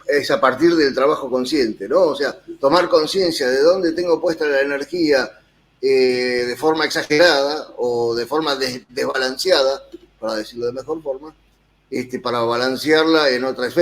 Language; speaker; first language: Spanish; native; Spanish